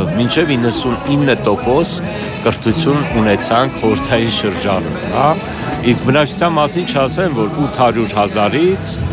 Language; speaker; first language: Armenian; native; Armenian